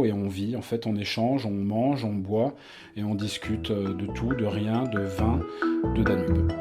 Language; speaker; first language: French; native; French